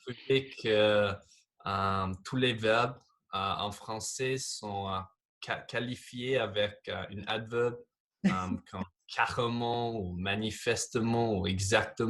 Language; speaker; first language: French; non-native, fluent; English